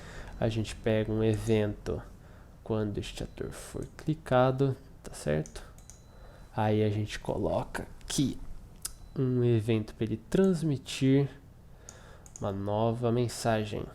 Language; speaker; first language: Portuguese; native; Portuguese